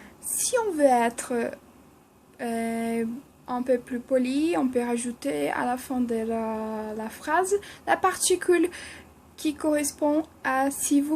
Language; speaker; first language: French; non-native, fluent; Portuguese